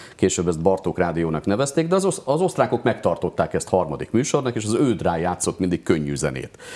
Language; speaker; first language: Hungarian; native; Hungarian